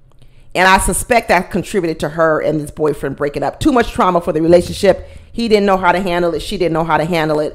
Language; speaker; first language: English; native; English